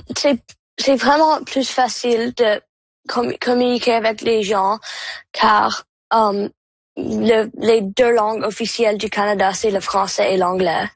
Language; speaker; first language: French; non-native, local second language; English